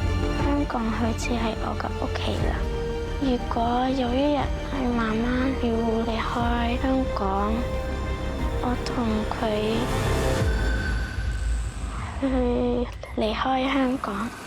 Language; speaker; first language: Cantonese; early bilingual, other home language; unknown